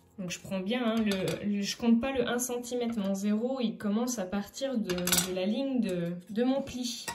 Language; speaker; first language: French; native; French